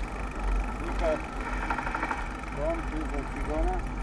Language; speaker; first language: German; non-native, learner; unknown